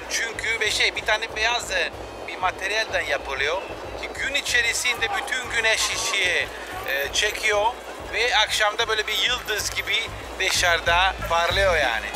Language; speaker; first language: Turkish; non-native, fluent; Italian